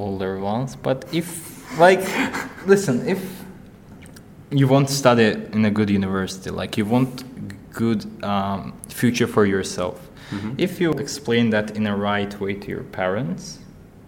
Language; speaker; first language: English; non-native, fluent; Azerbaijani